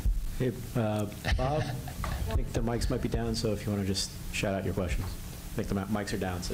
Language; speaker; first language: English; native; English